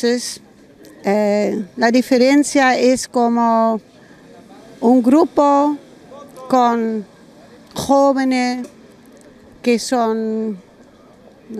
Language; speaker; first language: Spanish; non-native, learner; German